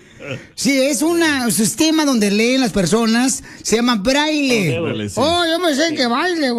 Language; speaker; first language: Spanish; native; Spanish